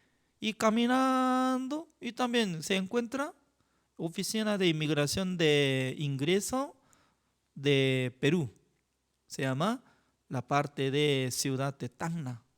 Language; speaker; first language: Spanish; non-native, fluent; Korean